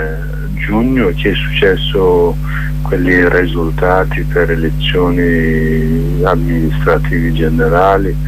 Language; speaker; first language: Italian; non-native, learner; Kurdish